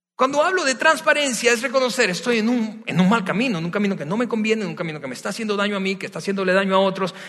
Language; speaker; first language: Spanish; native; Spanish